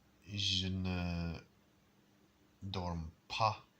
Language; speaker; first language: French; non-native, learner; English